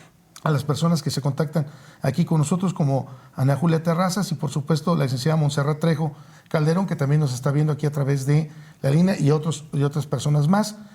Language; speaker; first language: Spanish; native; Spanish